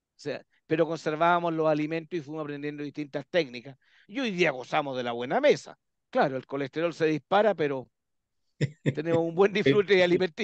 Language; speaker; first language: Spanish; native; Spanish